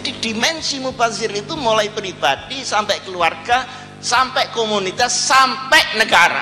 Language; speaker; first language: Indonesian; non-native, local second language; Javanese